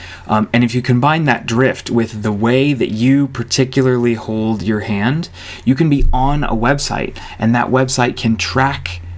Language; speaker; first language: English; native; English